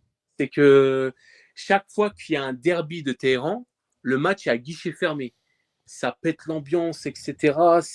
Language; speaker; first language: French; early bilingual, other home language; Persian